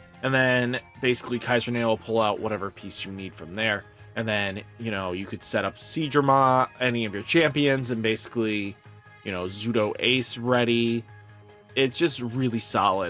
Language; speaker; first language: English; native; English